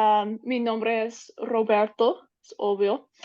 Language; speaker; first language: Spanish; non-native, learner; English